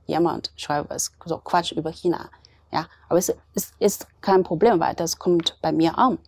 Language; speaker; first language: German; non-native, fluent; Chinese